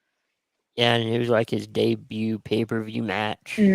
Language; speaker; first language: English; native; English